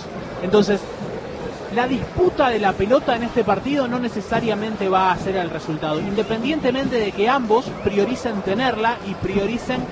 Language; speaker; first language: Spanish; native; Spanish